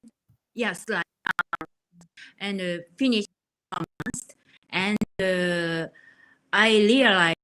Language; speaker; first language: English; non-native, learner; Japanese